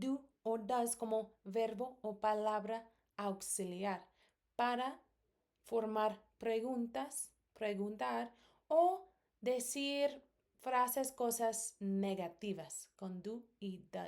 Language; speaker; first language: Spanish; non-native, fluent; English